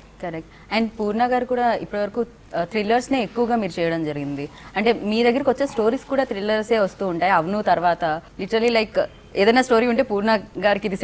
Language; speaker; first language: Telugu; native; Telugu